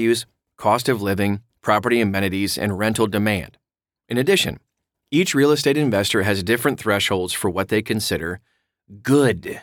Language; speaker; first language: English; native; English